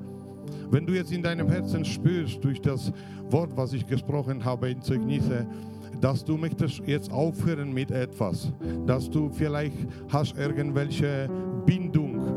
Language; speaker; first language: German; non-native, fluent; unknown